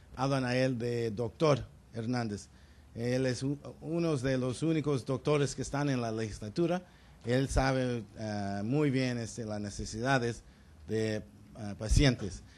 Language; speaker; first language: Spanish; early bilingual, other home language; English